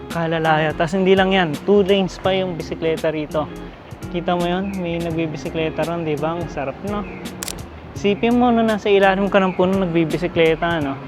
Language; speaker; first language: Filipino; native; Filipino